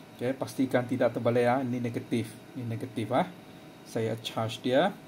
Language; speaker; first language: Malay; non-native, local second language; Chinese